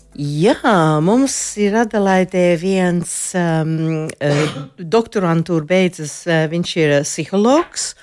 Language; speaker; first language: Latvian; early bilingual, heritage; Latvian